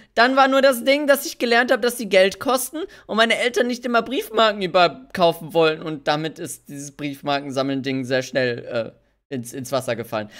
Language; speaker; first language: German; early bilingual, other home language; Hungarian